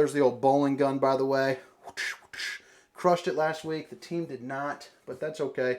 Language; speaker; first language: English; native; English